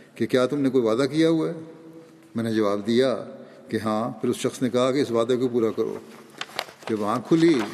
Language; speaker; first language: Urdu; native; Urdu